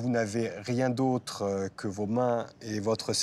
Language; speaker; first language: French; native; French